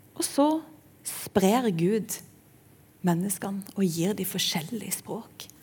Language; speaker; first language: Norwegian; native; Norwegian